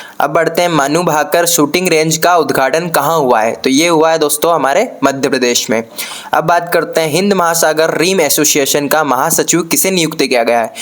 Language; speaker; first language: Hindi; native; Hindi